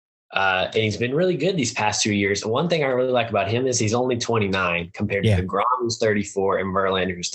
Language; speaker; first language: English; native; English